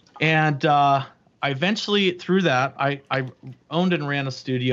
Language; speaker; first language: English; native; English